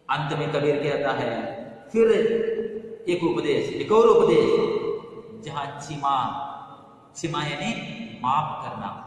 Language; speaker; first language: Hindi; non-native, local second language; Kannada